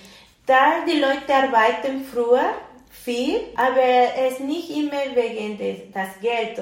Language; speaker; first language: German; non-native, learner; Spanish